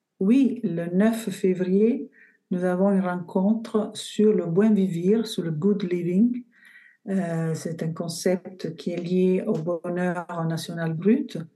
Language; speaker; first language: French; non-native, fluent; Italian